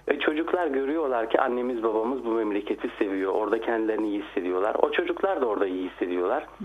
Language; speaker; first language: Turkish; native; Turkish